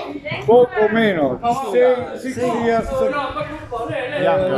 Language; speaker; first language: English; non-native, learner; Italian